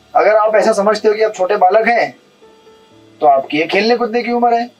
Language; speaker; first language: Hindi; non-native, local second language; Marathi